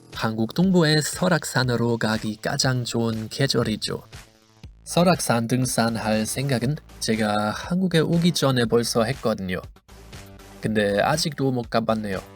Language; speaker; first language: Korean; non-native, fluent; German